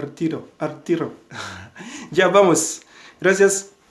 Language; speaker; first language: Spanish; non-native, fluent; Haitian Creole